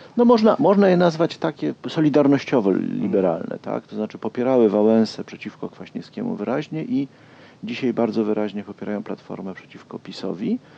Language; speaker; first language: Polish; native; Polish